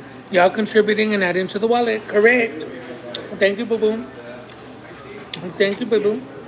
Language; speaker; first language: English; early bilingual, other home language; Spanish